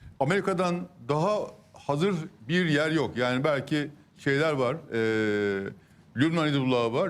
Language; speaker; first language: Turkish; native; Turkish